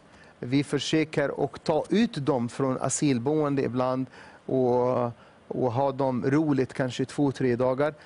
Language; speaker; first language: Swedish; non-native, fluent; Arabic